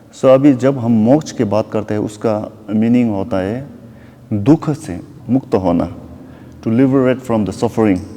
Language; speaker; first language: Hindi; non-native, local second language; Nepali